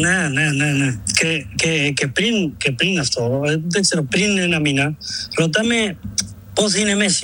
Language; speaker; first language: Greek; non-native, learner; Spanish